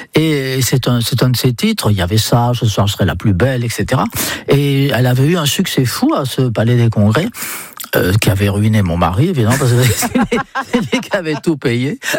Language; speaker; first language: French; non-native, fluent; English